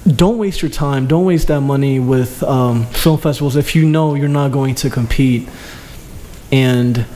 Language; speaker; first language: English; early bilingual, other home language; Albanian